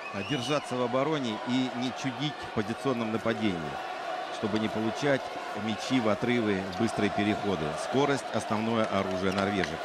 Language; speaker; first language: Russian; native; Russian